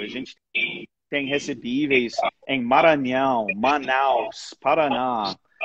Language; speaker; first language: Portuguese; non-native, fluent; English